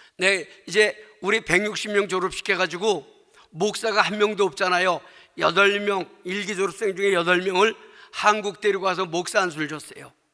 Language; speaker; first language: Korean; native; Korean